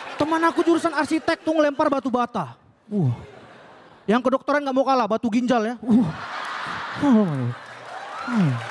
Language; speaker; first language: Indonesian; native; Indonesian